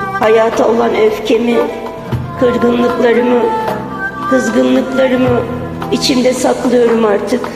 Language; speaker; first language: Turkish; native; Turkish